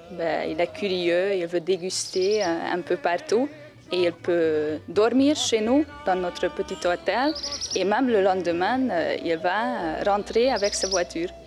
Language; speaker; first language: French; non-native, fluent; Hungarian